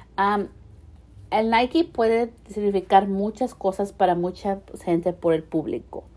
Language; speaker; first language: Spanish; early bilingual, heritage; Spanish